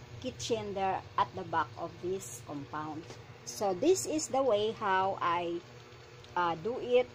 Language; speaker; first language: English; non-native, local second language; Filipino